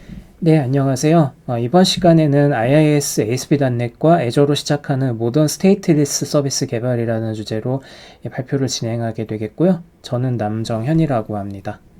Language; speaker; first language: Korean; native; Korean